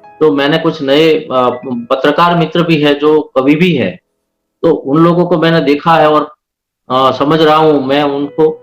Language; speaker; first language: Hindi; non-native, local second language; Gujarati